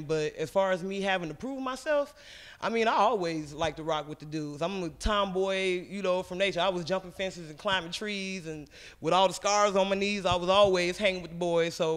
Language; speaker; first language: English; native; English